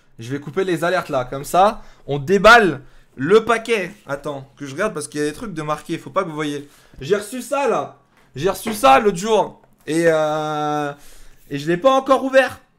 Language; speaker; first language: French; native; French